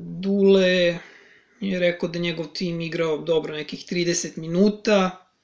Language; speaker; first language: Serbian; native; Serbian